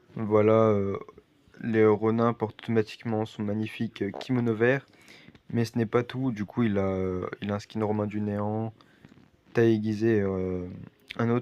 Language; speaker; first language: French; native; French